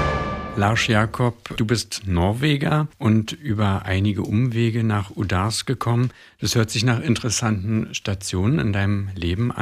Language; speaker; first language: German; native; German